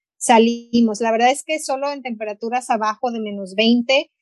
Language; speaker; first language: Spanish; native; Spanish